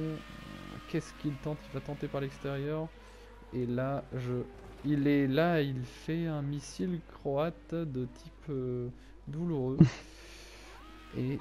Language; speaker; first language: French; native; French